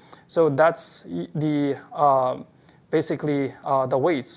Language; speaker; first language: English; non-native, fluent; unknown